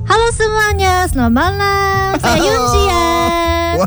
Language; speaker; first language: Indonesian; non-native, learner; Korean